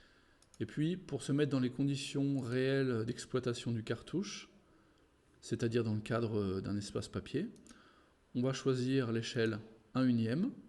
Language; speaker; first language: French; native; French